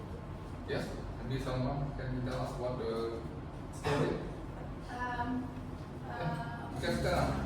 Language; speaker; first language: English; non-native, fluent; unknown